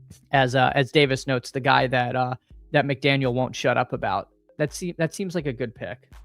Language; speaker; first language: English; native; English